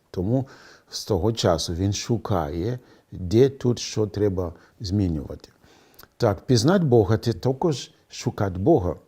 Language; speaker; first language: Ukrainian; non-native, fluent; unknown